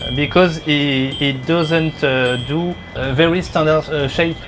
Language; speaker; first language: English; non-native, learner; French